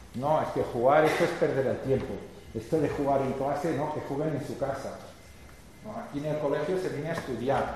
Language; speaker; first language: Spanish; non-native, local second language; Catalan